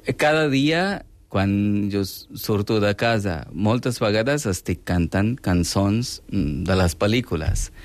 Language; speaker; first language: Catalan; non-native, fluent; Hindi